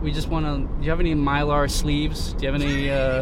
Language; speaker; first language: English; native; English